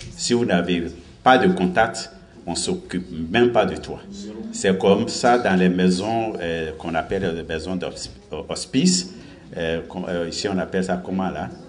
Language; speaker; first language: French; non-native, local second language; Baoulé